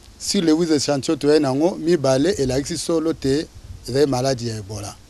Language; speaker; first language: Lingala; native; Lingala